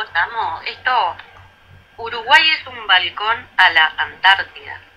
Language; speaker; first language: Spanish; native; Spanish